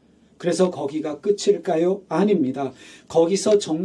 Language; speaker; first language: Korean; native; Korean